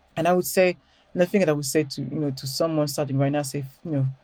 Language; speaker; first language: English; non-native, fluent; French